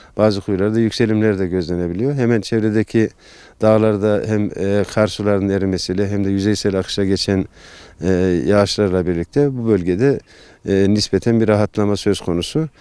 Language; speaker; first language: Turkish; native; Turkish